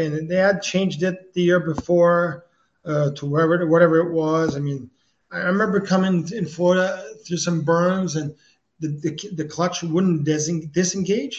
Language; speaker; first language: English; non-native, fluent; French